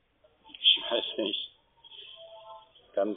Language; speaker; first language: German; non-native, fluent; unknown